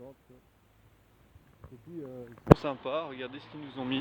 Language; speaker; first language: French; native; French